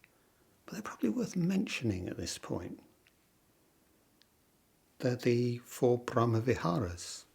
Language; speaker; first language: English; native; English